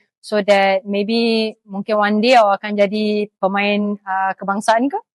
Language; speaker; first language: Malay; non-native, local second language; Chinese